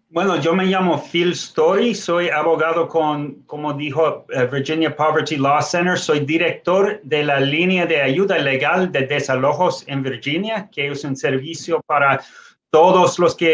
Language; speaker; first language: Spanish; non-native, fluent; English